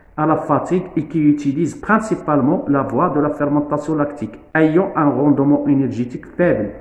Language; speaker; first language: French; non-native, local second language; Arabic